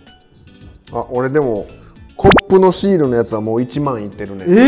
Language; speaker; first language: Japanese; native; Japanese